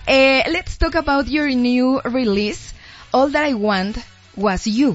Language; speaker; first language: English; non-native, learner; Spanish